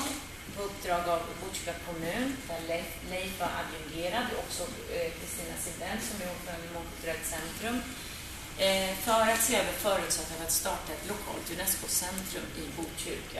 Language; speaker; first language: Swedish; native; Swedish